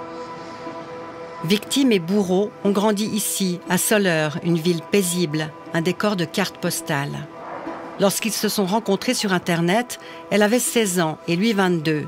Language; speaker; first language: French; native; French